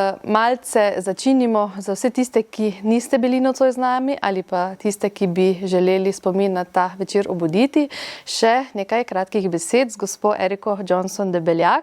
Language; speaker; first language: Slovenian; native; Slovenian